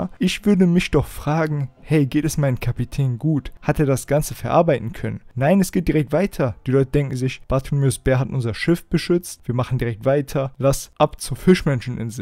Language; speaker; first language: German; native; German